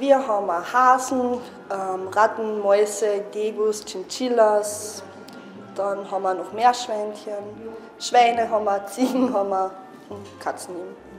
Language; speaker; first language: German; native; German